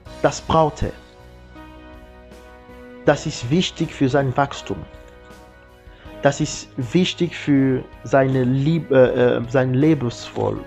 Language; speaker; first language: German; non-native, learner; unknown